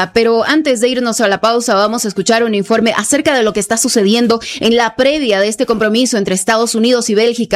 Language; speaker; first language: Spanish; native; Spanish